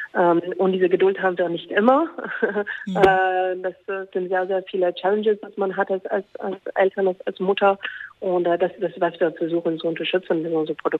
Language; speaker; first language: German; non-native, fluent; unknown